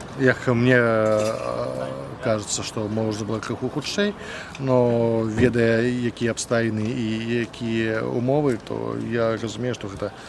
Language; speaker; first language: Belarusian; non-native, local second language; Russian